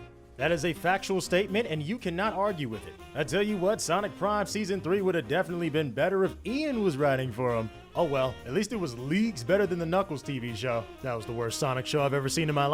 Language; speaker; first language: English; native; English